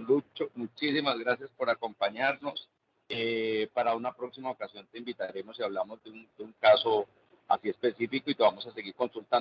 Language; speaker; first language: Spanish; native; Spanish